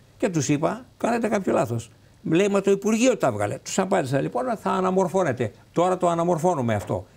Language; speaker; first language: Greek; native; Greek